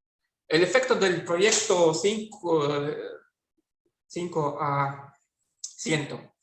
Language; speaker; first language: Spanish; non-native, fluent; Russian